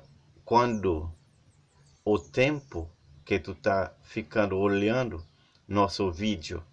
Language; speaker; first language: Portuguese; non-native, learner; Haitian Creole